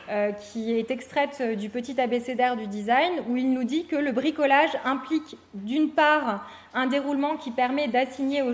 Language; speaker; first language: French; native; French